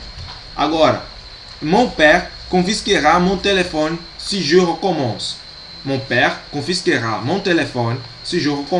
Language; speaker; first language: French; non-native, fluent; Portuguese